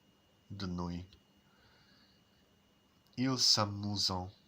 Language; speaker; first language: French; non-native, learner; English